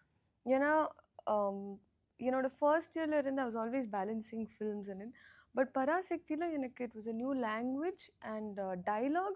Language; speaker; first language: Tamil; non-native, learner; Telugu